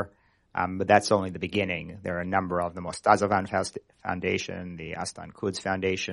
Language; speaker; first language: English; native; English